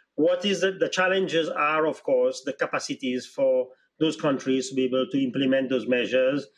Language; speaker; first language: English; non-native, local second language; Seselwa Creole French